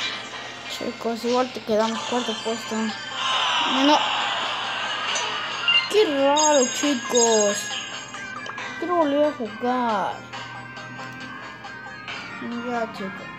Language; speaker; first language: Spanish; native; Spanish